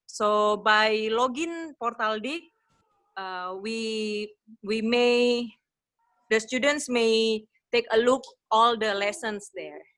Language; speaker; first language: English; non-native, learner; Indonesian